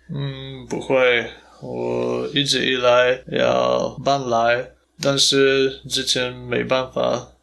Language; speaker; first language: Chinese; non-native, fluent; Polish